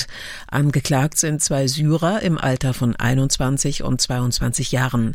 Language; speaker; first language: German; native; German